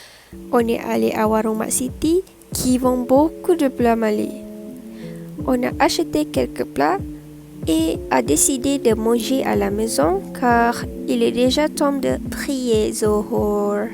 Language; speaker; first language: French; non-native, learner; Malay